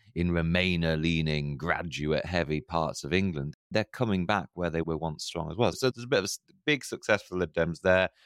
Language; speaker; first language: English; native; English